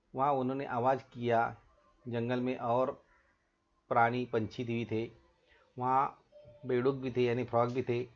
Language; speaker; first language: Hindi; non-native, local second language; Marathi